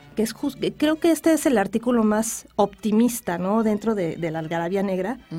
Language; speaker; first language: Spanish; native; Spanish